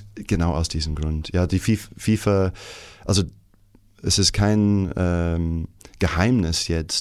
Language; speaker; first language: German; non-native, fluent; English